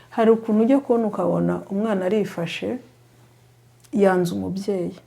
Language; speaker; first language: Kinyarwanda; native; Kinyarwanda